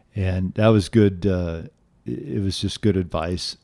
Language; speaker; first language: English; native; English